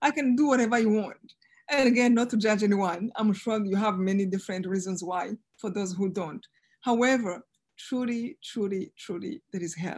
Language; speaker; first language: English; non-native, local second language; Kinyarwanda